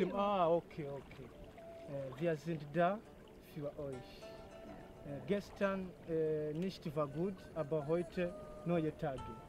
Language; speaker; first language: German; non-native, learner; Swahili